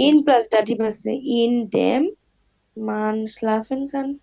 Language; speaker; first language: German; non-native, learner; Bangla